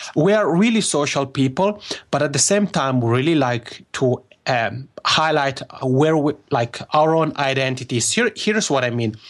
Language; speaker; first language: English; non-native, fluent; Italian